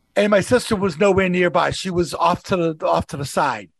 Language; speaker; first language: English; native; English